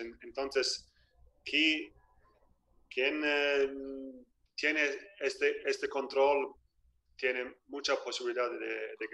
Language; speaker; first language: Spanish; non-native, fluent; Italian